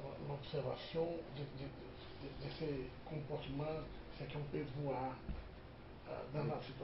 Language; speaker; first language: French; non-native, fluent; Portuguese